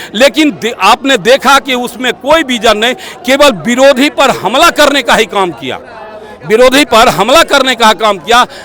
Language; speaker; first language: Hindi; native; Hindi